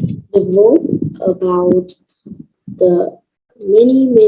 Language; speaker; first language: English; non-native, learner; Vietnamese